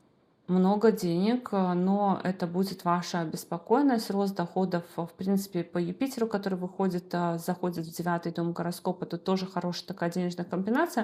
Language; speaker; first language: Russian; native; Russian